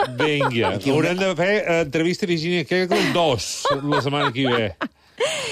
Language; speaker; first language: Catalan; native; Catalan